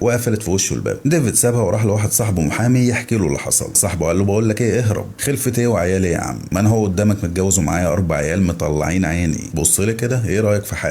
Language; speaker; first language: Arabic; native; Arabic